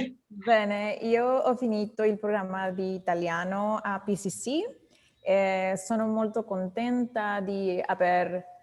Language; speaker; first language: Italian; non-native, learner; English